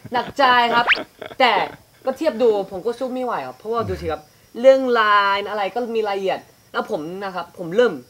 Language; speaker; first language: Thai; non-native, fluent; Korean